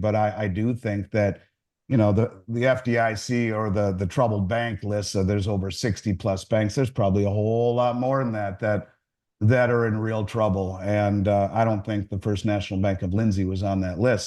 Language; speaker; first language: English; native; English